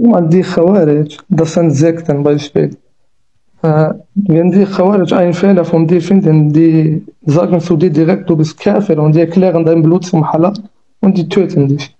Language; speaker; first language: German; non-native, learner; Kurdish